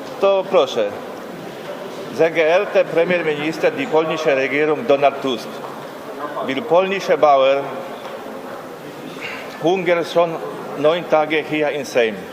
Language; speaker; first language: German; non-native, learner; Polish